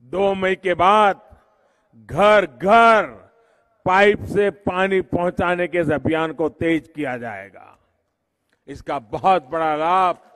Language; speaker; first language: Hindi; non-native, local second language; Gujarati